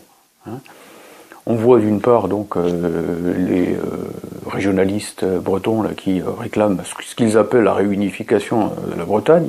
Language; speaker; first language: French; native; French